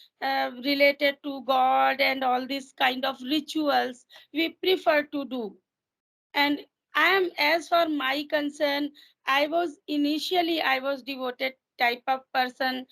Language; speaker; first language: English; non-native, fluent; Hindi